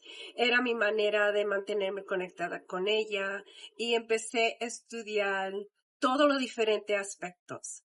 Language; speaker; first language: Spanish; early bilingual, heritage; Spanish